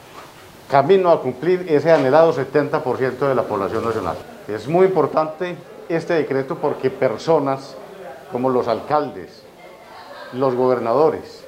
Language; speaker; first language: Spanish; native; Spanish